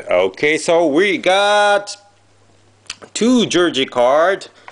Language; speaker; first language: English; non-native, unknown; Japanese